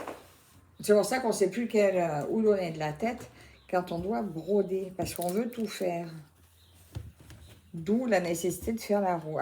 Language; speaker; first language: French; native; French